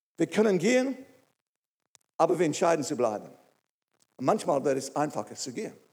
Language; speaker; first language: German; non-native, fluent; English